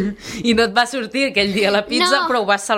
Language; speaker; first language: Catalan; native; Catalan